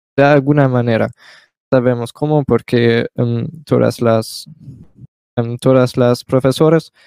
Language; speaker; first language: Spanish; non-native, learner; German